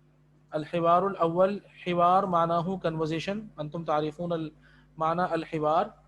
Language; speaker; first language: Arabic; non-native, fluent; Urdu